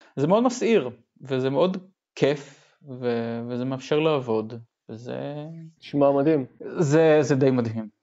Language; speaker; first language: Hebrew; native; Hebrew